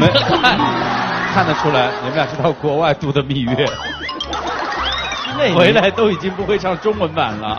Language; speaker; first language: Chinese; native; Chinese